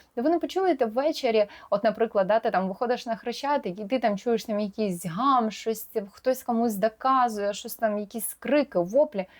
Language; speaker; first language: Ukrainian; non-native, local second language; Russian